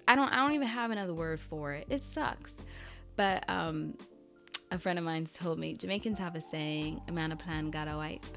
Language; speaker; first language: English; early bilingual, other home language; Haitian Creole